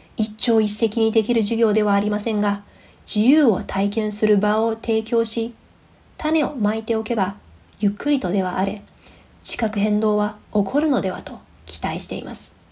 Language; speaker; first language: Japanese; non-native, fluent; Chinese